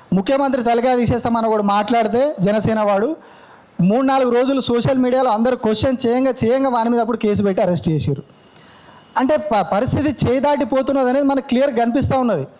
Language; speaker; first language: Telugu; native; Telugu